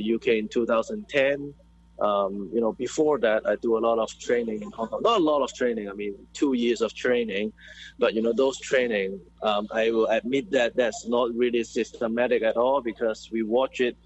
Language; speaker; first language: English; non-native, local second language; Cantonese